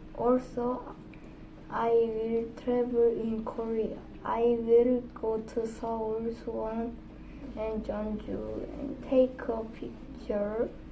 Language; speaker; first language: English; non-native, learner; Korean